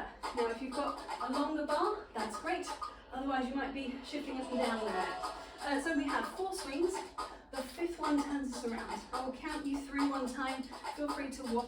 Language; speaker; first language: English; native; English